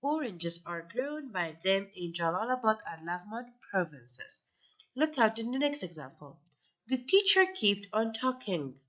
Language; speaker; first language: English; non-native, fluent; Persian